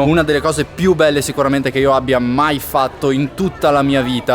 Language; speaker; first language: Italian; native; Italian